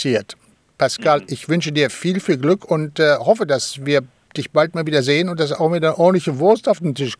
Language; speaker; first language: German; native; German